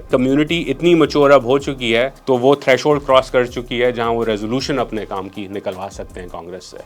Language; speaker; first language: Urdu; non-native, local second language; Memoni